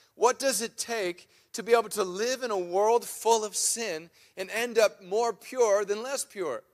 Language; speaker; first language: English; native; English